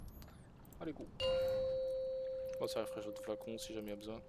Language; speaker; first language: French; native; French